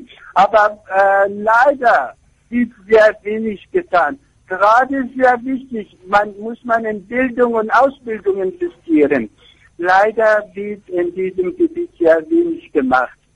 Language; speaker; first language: German; non-native, fluent; Persian